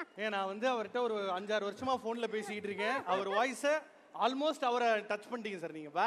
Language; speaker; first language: Tamil; native; Tamil